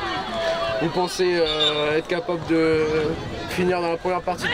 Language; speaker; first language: French; native; French